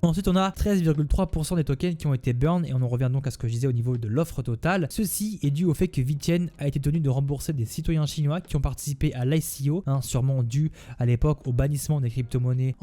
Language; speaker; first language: French; native; French